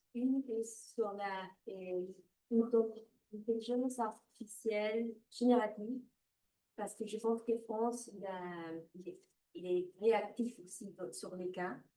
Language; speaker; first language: French; non-native, learner; Spanish